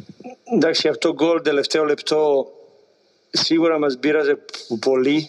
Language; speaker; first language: Greek; non-native, learner; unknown